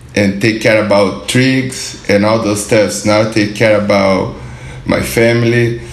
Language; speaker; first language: English; non-native, learner; Portuguese